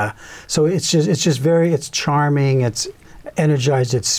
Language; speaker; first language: English; native; English